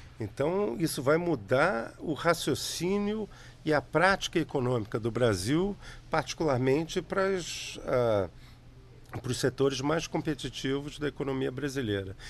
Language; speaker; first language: Portuguese; native; Portuguese